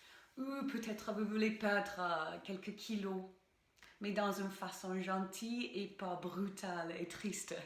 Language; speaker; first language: French; non-native, fluent; English